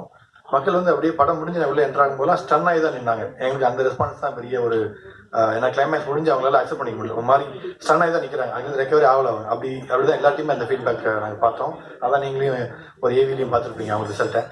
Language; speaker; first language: Tamil; native; Tamil